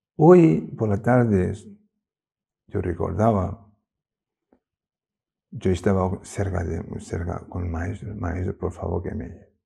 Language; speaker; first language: Spanish; non-native, learner; Tibetan